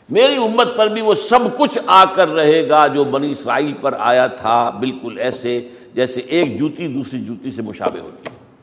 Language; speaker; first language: Urdu; native; Urdu